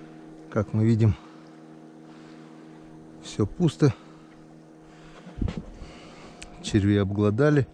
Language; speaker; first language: Russian; native; Russian